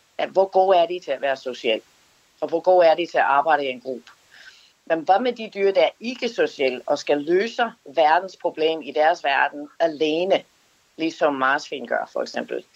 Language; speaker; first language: Danish; non-native, fluent; English